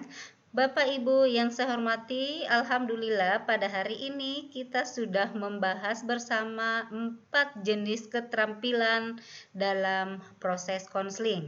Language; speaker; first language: Indonesian; native; Indonesian